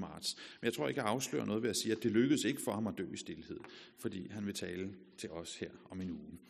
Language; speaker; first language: Danish; native; Danish